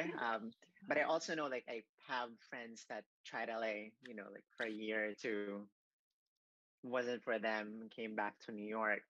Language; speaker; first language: English; non-native, local second language; Cebuano